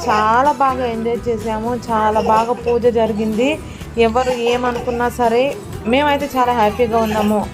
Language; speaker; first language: Telugu; non-native, local second language; Lambadi